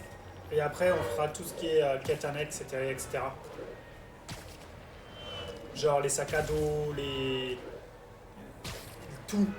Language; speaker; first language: French; native; French